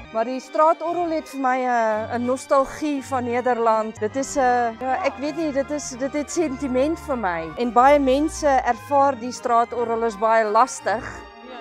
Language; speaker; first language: Afrikaans; early bilingual, heritage; Afrikaans